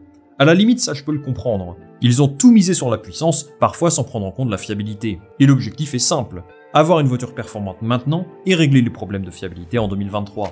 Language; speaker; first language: French; native; French